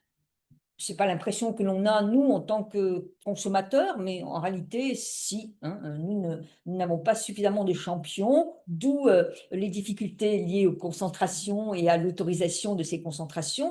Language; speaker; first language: French; native; French